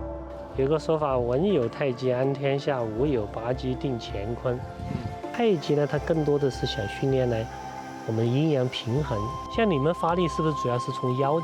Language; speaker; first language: Chinese; native; Chinese